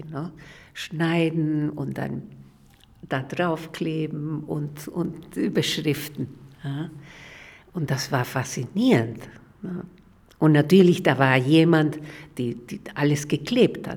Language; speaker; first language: German; non-native, fluent; Spanish